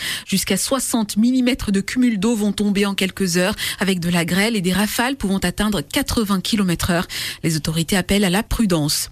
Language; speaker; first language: French; native; French